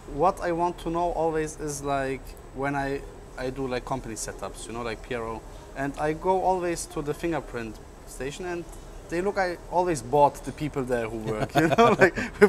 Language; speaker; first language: English; non-native, learner; German